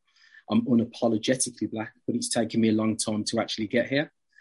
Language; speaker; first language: English; native; English